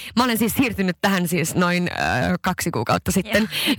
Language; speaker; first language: Finnish; early bilingual, heritage; Finnish